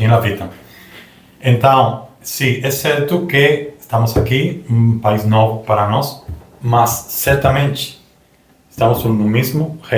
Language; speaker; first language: Portuguese; non-native, learner; Spanish